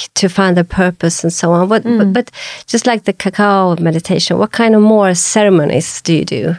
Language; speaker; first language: English; non-native, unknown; Swedish